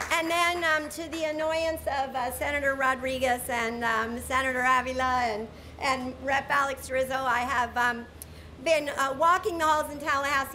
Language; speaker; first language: English; native; English